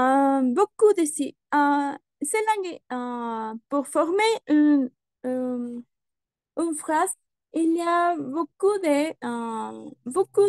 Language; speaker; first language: French; non-native, learner; Spanish